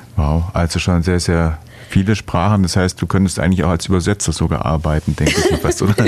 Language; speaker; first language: German; native; German